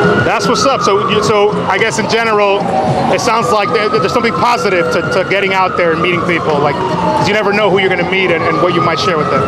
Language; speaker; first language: English; native; English